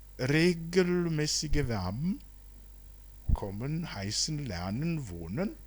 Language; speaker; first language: German; non-native, fluent; Rundi